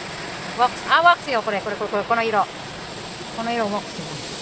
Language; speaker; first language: Japanese; non-native, learner; Filipino